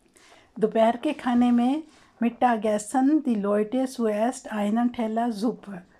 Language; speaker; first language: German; non-native, learner; Urdu